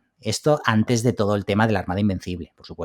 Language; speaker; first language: Spanish; native; Spanish